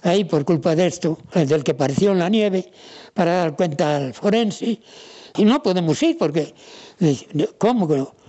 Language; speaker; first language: Spanish; non-native, local second language; Galician